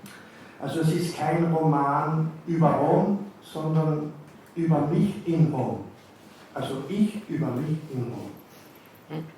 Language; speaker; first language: German; native; German